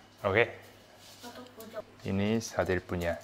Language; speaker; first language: Indonesian; non-native, learner; Korean